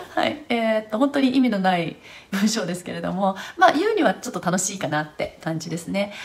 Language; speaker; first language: Japanese; early bilingual, heritage; Japanese